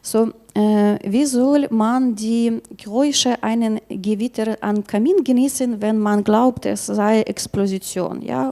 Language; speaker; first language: German; non-native, learner; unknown